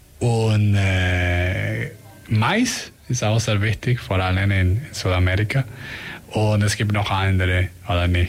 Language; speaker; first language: German; non-native, learner; Spanish